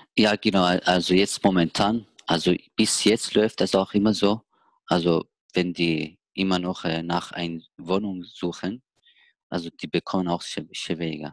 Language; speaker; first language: German; non-native, learner; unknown